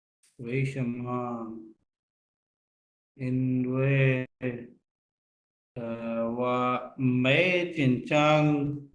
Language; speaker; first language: Chinese; non-native, learner; Urdu